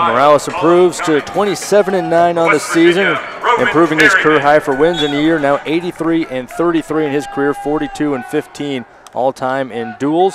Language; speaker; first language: English; native; English